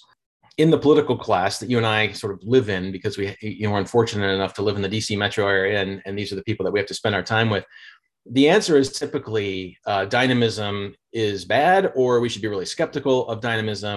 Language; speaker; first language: English; native; English